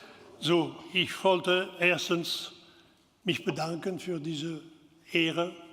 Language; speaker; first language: German; non-native, fluent; French